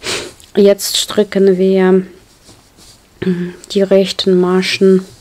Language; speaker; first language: German; non-native, learner; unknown